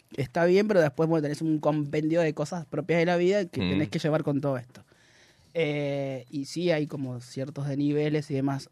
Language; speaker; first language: Spanish; native; Spanish